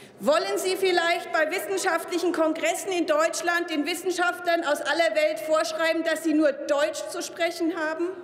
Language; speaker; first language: German; native; German